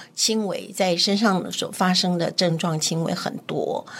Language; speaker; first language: Chinese; native; Chinese